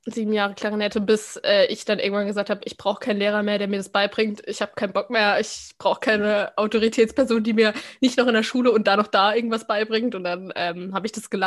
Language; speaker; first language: German; native; German